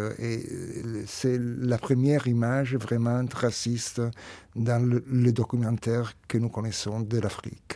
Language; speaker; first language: French; non-native, fluent; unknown